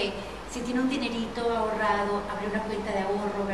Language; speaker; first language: Spanish; native; Spanish